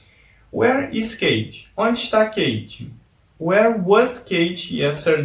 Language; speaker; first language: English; non-native, fluent; Portuguese